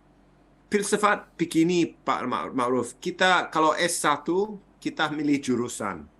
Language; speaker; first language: Indonesian; non-native, fluent; English